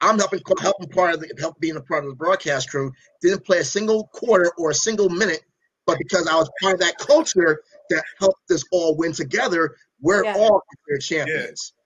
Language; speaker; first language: English; native; English